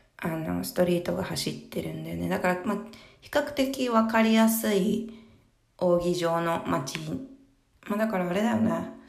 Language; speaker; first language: Japanese; early bilingual, heritage; Japanese